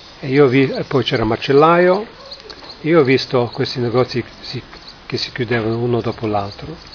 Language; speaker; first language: Italian; non-native, fluent; English